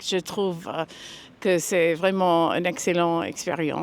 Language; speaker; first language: French; non-native, fluent; English